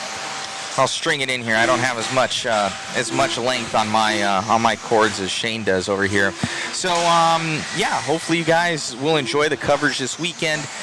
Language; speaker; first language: English; native; English